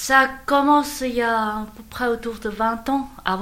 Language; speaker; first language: French; non-native, learner; Chinese